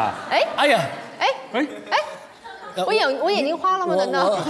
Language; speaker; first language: Chinese; native; Chinese